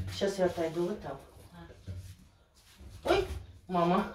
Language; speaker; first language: Russian; native; Russian